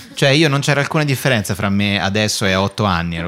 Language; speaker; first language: Italian; native; Italian